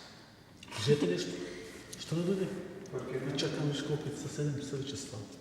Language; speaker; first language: Bulgarian; non-native, local second language; Turkish